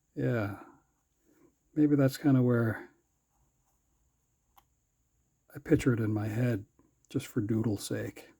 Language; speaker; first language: English; native; English